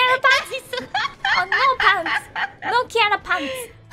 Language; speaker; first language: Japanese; non-native, learner; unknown